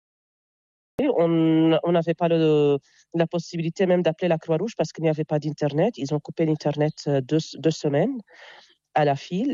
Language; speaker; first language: French; non-native, local second language; Arabic